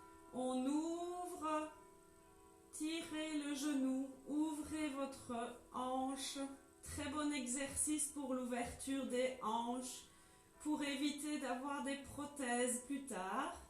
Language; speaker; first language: French; native; French